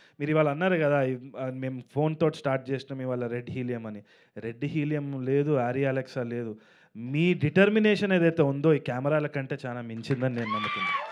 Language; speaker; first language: Telugu; native; Telugu